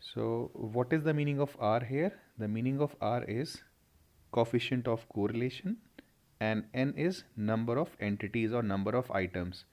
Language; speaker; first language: English; non-native, local second language; Hindi